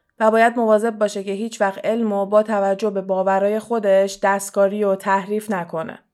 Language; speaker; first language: Persian; early bilingual, heritage; Persian